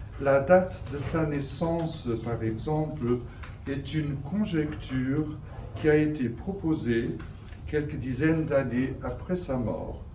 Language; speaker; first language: French; non-native, fluent; Portuguese